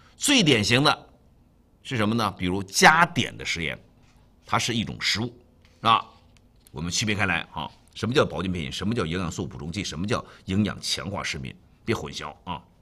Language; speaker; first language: Chinese; native; Chinese